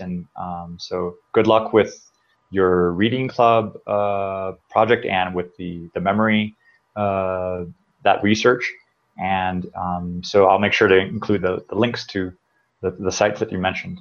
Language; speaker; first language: English; native; English